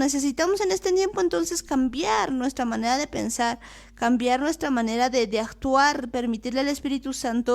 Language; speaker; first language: Spanish; native; Spanish